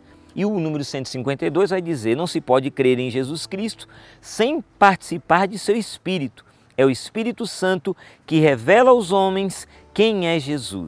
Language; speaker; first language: Portuguese; native; Portuguese